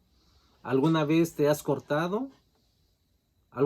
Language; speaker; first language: Spanish; native; Spanish